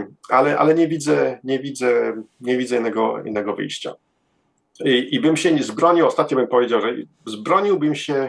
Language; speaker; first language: Polish; early bilingual, heritage; Polish